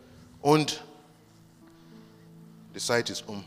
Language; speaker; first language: German; non-native, learner; Russian